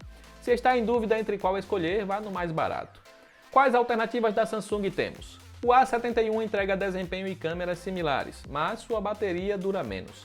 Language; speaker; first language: Portuguese; native; Portuguese